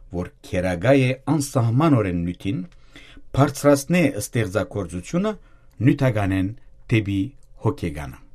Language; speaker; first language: Armenian; native; Armenian